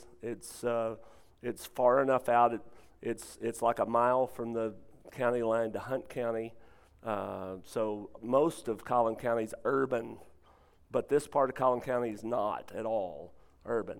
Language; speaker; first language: English; native; English